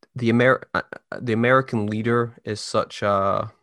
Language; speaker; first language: English; native; English